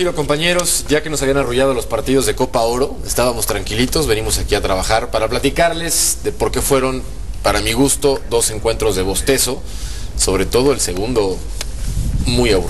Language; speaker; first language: Spanish; native; Spanish